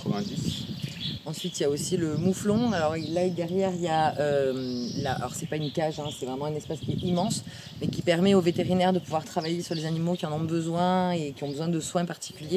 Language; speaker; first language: French; native; French